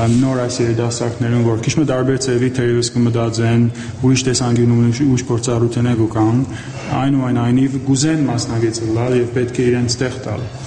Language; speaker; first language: Armenian; early bilingual, heritage; Armenian